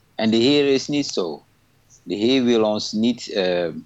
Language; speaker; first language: Dutch; non-native, fluent; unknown